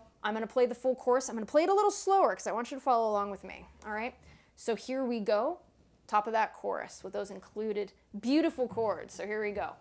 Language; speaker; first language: English; native; English